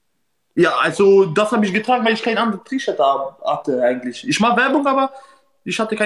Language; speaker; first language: German; non-native, learner; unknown